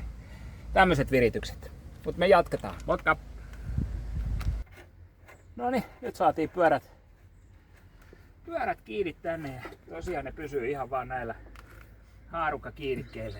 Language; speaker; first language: Finnish; native; Finnish